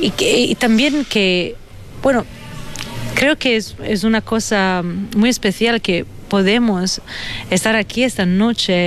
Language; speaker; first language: Spanish; non-native, fluent; Italian